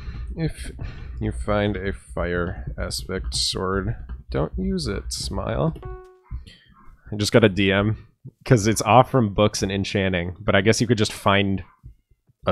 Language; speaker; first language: English; native; English